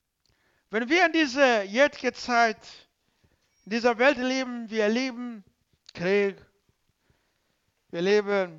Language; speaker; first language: German; non-native, learner; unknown